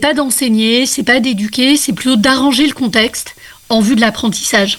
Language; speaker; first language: French; native; French